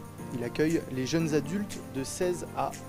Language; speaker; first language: French; native; French